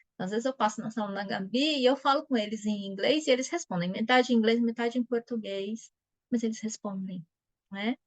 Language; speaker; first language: Portuguese; native; Portuguese